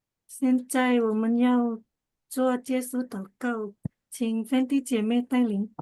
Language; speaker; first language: Chinese; non-native, learner; Indonesian